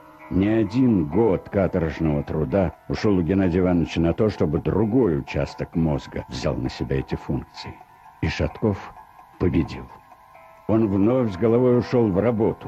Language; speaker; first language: Russian; native; Russian